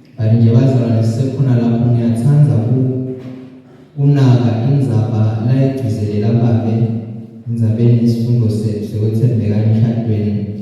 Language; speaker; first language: Zulu; non-native, local second language; Swati